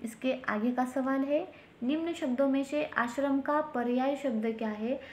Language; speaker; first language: Hindi; non-native, local second language; Marathi